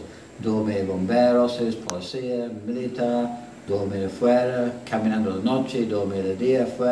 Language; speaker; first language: Spanish; non-native, learner; English